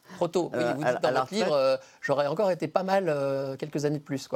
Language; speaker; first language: French; native; French